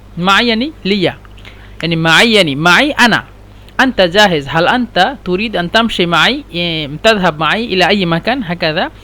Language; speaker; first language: Egyptian Arabic; non-native, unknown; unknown